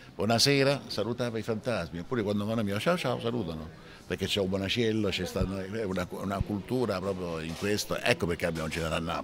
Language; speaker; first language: Italian; native; Italian